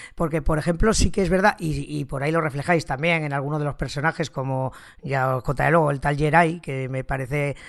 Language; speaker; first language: Spanish; native; Spanish